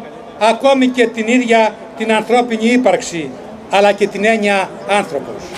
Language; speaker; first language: Greek; native; Greek